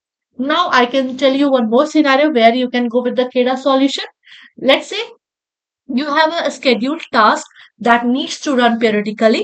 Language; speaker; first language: English; non-native, local second language; Hindi